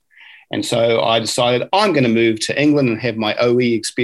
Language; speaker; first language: English; native; English